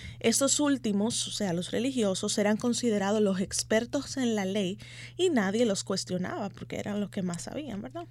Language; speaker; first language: Spanish; native; Spanish